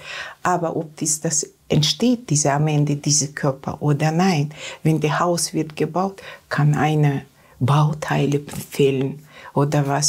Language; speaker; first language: German; non-native, learner; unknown